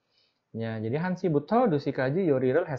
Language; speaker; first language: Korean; non-native, fluent; Indonesian